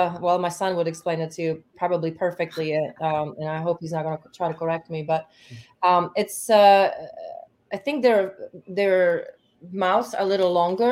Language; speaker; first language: English; non-native, fluent; Czech